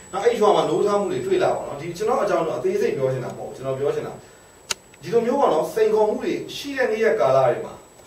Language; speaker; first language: Burmese; non-native, local second language; Hakha Chin